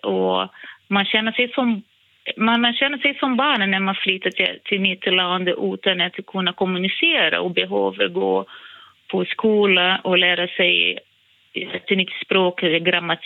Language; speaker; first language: Swedish; non-native, fluent; Portuguese